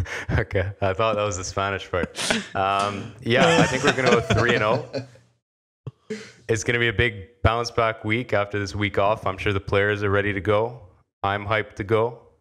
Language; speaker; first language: English; native; English